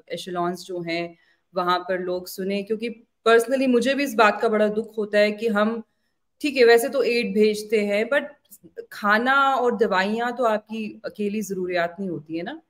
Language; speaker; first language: Hindi; native; Hindi